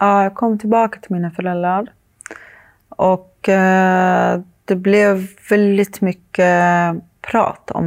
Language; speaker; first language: Swedish; early bilingual, other home language; Arabic